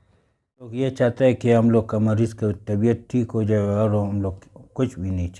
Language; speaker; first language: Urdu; non-native, local second language; Pashto